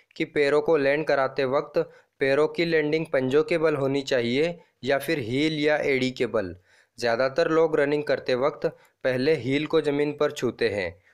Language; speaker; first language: Hindi; non-native, local second language; Marathi